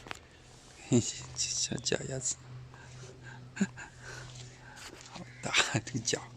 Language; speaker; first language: Chinese; native; Chinese